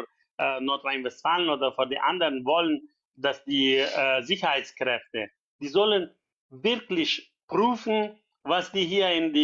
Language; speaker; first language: German; non-native, fluent; Persian